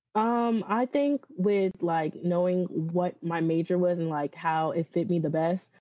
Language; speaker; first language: English; early bilingual, other home language; Yoruba